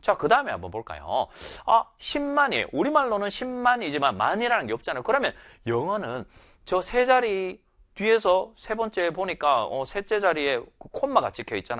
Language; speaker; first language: Korean; native; Korean